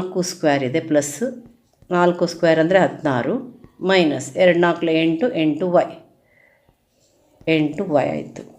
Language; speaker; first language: Kannada; native; Kannada